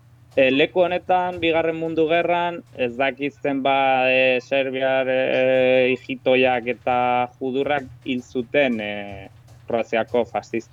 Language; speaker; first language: Basque; non-native, local second language; Spanish